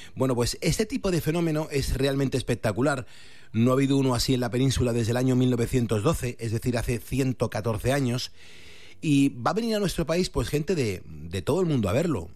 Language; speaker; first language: Spanish; native; Spanish